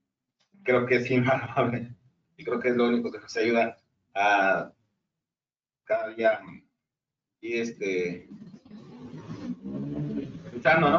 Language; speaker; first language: Spanish; native; Spanish